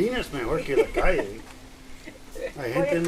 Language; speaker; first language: Spanish; non-native, learner; English